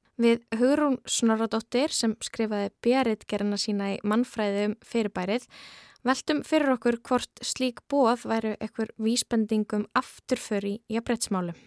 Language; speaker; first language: Icelandic; native; Icelandic